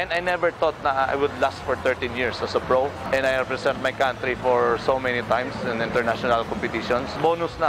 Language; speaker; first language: English; non-native, local second language; Filipino